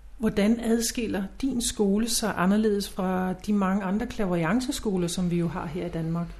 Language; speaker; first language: Danish; native; Danish